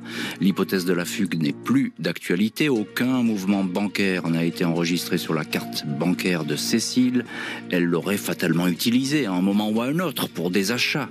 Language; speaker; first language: French; native; French